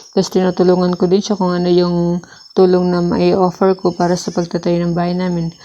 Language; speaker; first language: Filipino; non-native, local second language; Cebuano